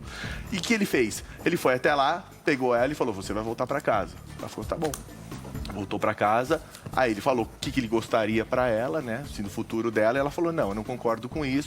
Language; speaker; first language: Portuguese; native; Portuguese